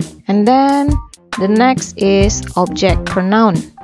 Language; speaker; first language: English; non-native, fluent; Indonesian